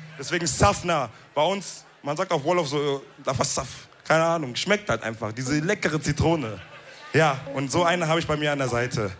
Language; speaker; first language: German; early bilingual, other home language; Wolof